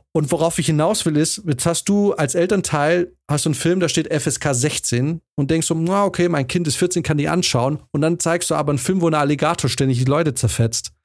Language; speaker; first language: German; native; German